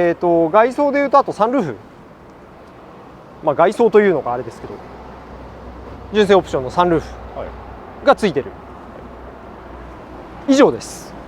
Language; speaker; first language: Japanese; native; Japanese